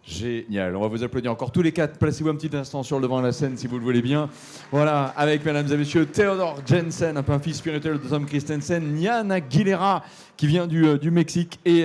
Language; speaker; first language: French; native; French